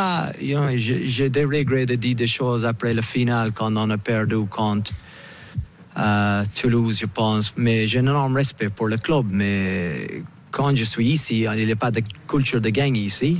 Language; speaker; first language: French; non-native, fluent; English